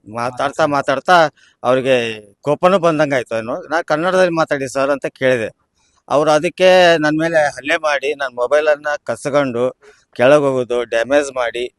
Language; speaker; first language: Kannada; native; Kannada